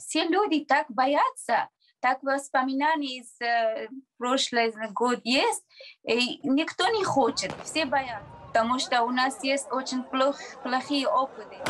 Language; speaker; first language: Russian; non-native, learner; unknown